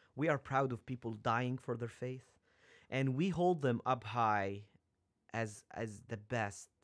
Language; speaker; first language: English; non-native, fluent; Arabic